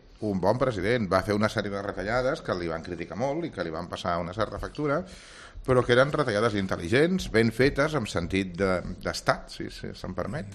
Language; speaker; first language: Catalan; native; Catalan